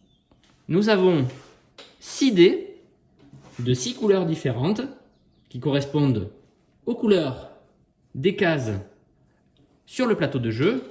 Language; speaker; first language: French; native; French